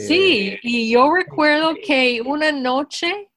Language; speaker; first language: Spanish; non-native, fluent; English